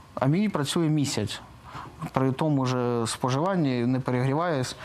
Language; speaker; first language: Ukrainian; native; Ukrainian